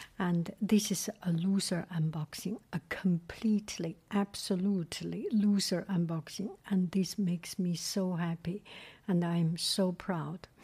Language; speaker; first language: English; non-native, fluent; Chinese